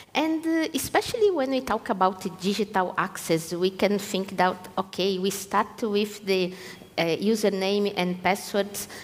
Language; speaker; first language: English; non-native, fluent; Portuguese